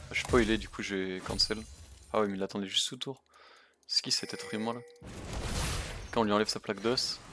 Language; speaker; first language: French; native; French